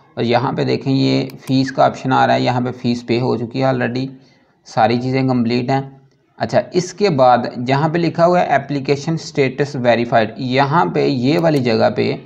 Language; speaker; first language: Urdu; non-native, local second language; Punjabi